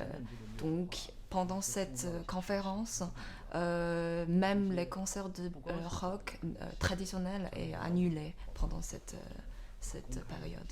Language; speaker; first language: French; non-native, learner; Chinese